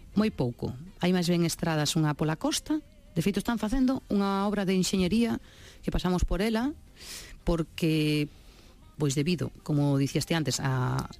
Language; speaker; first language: Galician; non-native, local second language; Spanish